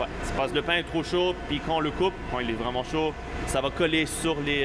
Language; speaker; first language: French; native; French